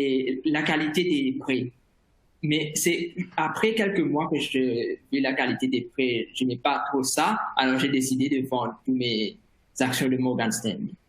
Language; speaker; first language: French; non-native, fluent; Morisyen